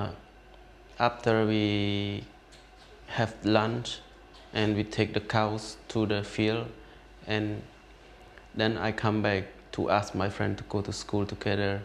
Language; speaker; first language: English; non-native, learner; Khmer